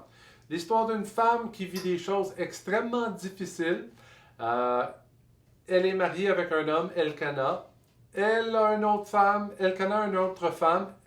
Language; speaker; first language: French; native; French